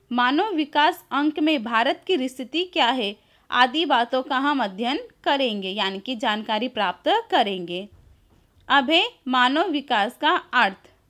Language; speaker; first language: Hindi; non-native, local second language; Gujarati